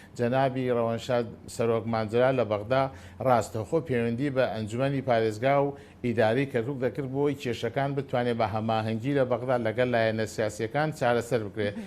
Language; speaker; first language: Central Kurdish; non-native, local second language; Azerbaijani